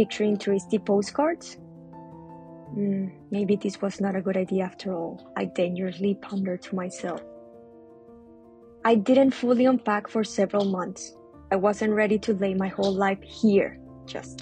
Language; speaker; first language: English; non-native, fluent; Spanish